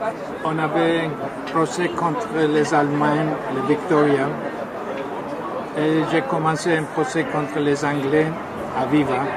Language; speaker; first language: French; non-native, fluent; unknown